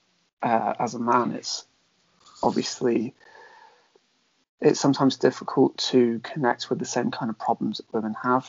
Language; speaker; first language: English; native; English